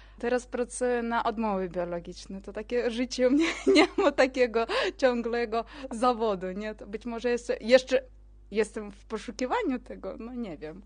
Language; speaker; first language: Polish; non-native, fluent; Russian